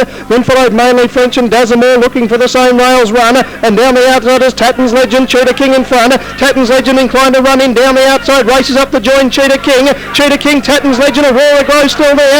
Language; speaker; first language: English; native; English